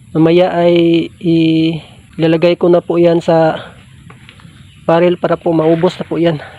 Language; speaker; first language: Filipino; non-native, local second language; Cebuano